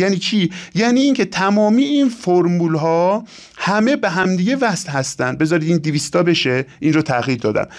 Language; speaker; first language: Persian; native; Persian